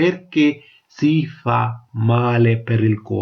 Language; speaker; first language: Italian; non-native, fluent; Tamil